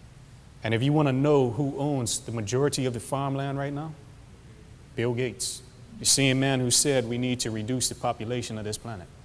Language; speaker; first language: English; native; English